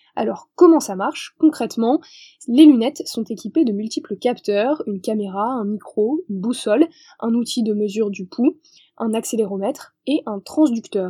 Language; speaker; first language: French; native; French